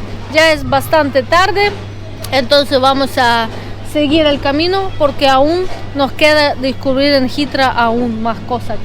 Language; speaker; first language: Spanish; non-native, fluent; Russian